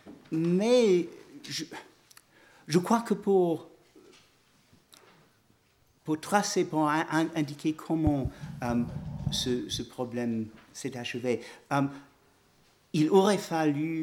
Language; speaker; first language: French; non-native, fluent; English